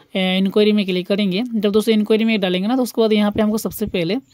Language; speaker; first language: Hindi; non-native, local second language; Bangla